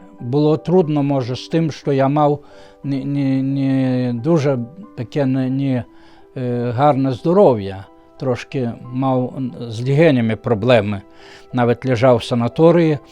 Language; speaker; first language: Ukrainian; non-native, fluent; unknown